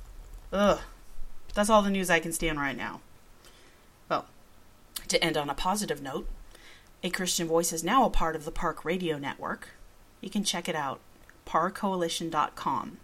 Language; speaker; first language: English; early bilingual, other home language; Spanish